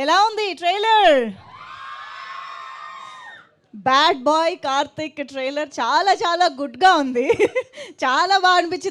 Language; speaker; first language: Telugu; native; Telugu